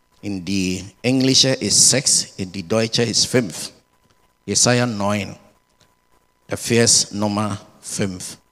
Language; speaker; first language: German; non-native, learner; English